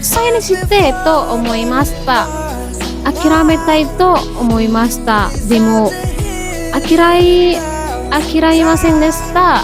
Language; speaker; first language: Japanese; non-native, learner; Indonesian